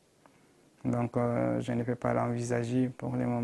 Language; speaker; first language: French; non-native, local second language; Arabic